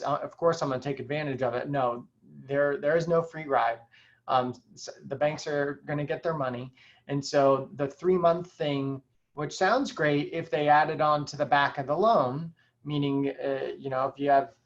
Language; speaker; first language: English; native; English